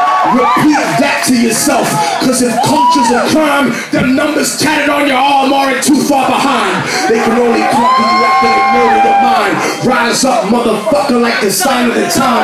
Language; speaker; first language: English; early bilingual, other home language; Spanish